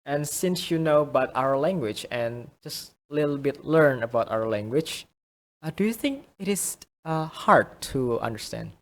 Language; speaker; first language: English; non-native, fluent; Indonesian